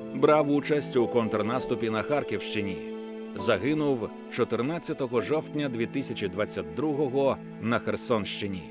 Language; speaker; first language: Ukrainian; native; Ukrainian